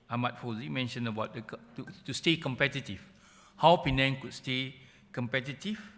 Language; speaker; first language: English; non-native, local second language; Malay